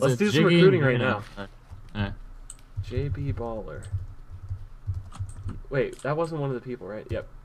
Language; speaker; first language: English; native; English